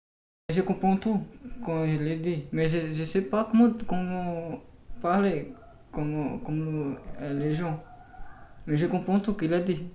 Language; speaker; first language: French; non-native, learner; Portuguese